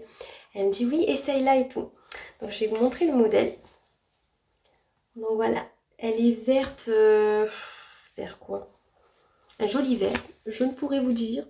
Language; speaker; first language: French; native; French